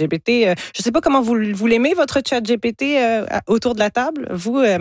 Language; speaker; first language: French; native; French